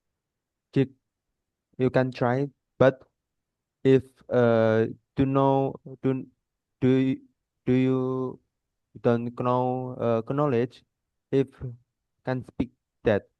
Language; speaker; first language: English; non-native, learner; Indonesian